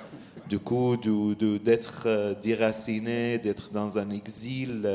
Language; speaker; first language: French; non-native, learner; Arabic